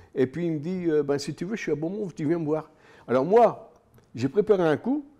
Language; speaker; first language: French; native; French